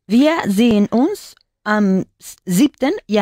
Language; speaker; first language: German; non-native, learner; Spanish